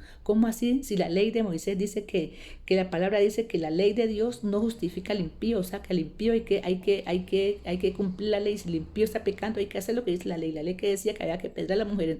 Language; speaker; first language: Spanish; native; Spanish